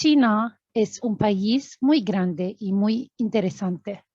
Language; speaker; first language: Spanish; non-native, learner; Arabic